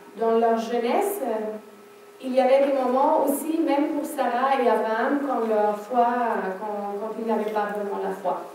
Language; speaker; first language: French; non-native, fluent; German